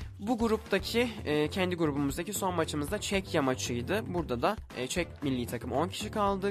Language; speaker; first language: Turkish; native; Turkish